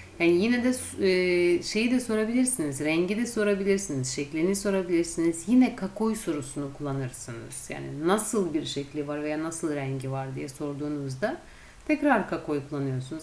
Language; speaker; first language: Turkish; non-native, fluent; Russian